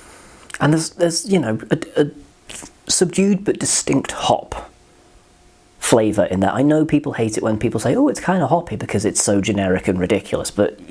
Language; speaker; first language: English; native; English